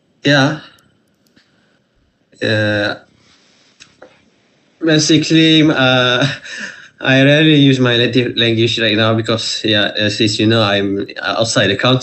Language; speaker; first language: English; non-native, fluent; Malay